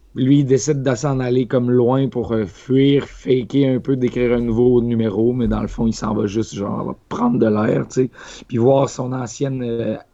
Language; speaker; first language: French; native; French